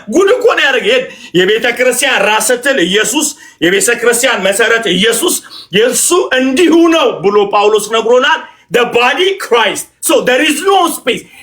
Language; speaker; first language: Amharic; native; Amharic